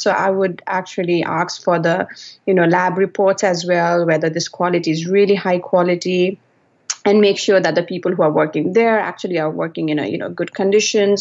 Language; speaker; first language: English; non-native, local second language; Nepali